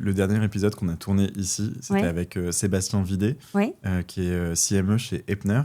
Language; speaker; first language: French; native; French